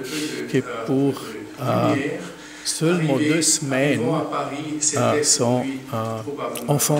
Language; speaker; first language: French; non-native, learner; German